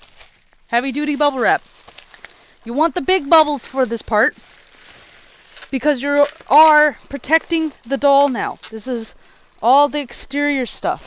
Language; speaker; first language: English; native; English